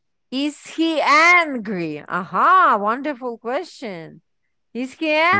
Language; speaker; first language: English; non-native, fluent; Ukrainian